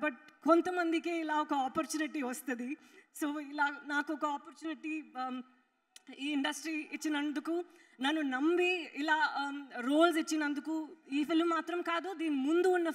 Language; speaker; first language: Telugu; non-native, learner; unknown